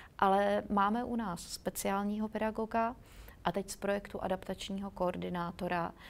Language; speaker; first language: Czech; native; Czech